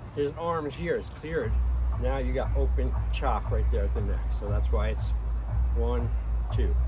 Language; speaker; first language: English; native; English